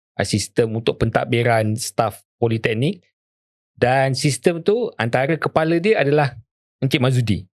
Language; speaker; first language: Malay; native; Malay